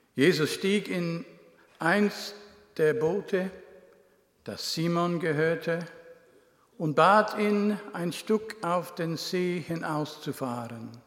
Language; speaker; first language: German; non-native, fluent; English